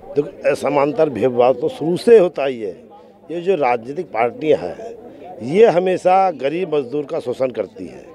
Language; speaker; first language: Hindi; native; Hindi